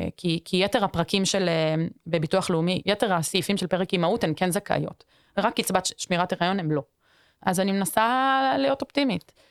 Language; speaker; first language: Hebrew; native; Hebrew